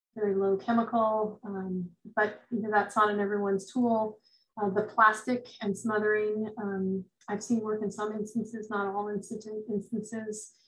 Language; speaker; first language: English; native; English